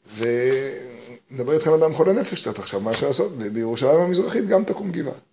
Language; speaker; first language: Hebrew; native; Hebrew